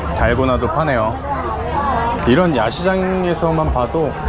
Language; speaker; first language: Korean; native; Korean